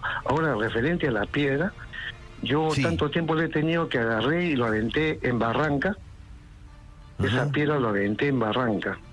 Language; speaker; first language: Spanish; native; Spanish